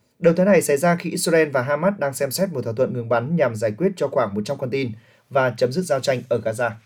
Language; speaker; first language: Vietnamese; native; Vietnamese